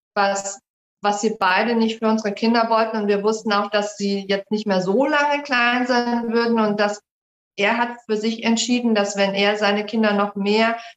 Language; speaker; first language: German; native; German